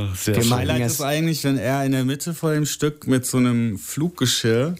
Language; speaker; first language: German; native; German